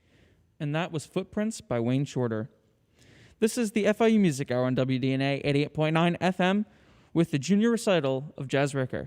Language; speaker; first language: English; native; English